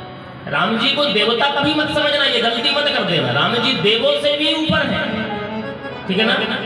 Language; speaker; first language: Hindi; native; Hindi